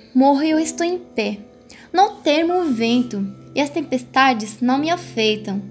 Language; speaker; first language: Portuguese; non-native, fluent; Arabic